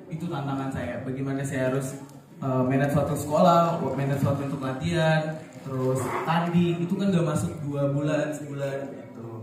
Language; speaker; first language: Indonesian; native; Indonesian